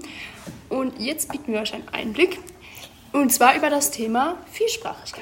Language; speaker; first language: German; early bilingual, other home language; Greek